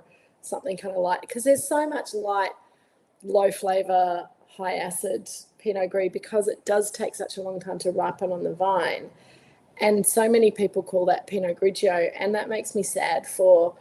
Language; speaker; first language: English; native; English